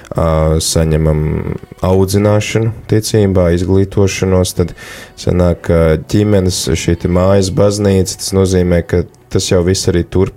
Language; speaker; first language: Latvian; native; Latvian